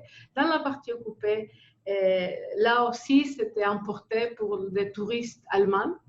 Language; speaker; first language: French; non-native, fluent; Greek